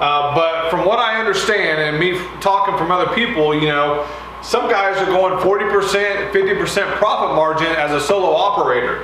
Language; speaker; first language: English; native; English